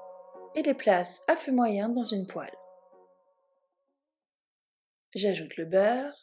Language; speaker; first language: French; native; French